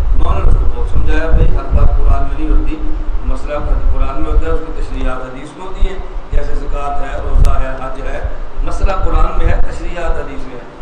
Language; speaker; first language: Urdu; non-native, local second language; Punjabi